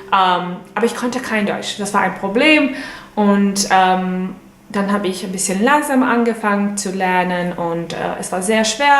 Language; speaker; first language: German; non-native, fluent; Serbian